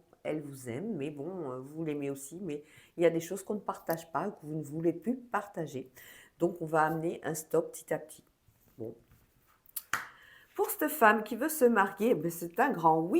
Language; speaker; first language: French; native; French